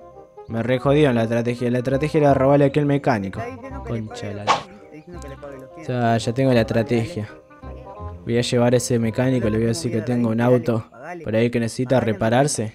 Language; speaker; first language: Spanish; native; Spanish